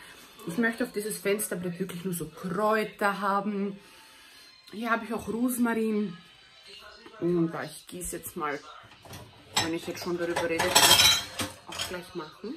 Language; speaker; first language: German; early bilingual, heritage; German